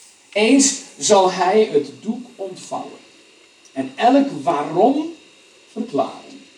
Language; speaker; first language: Dutch; native; Dutch